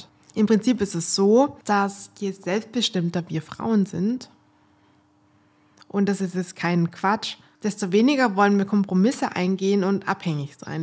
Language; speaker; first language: German; native; German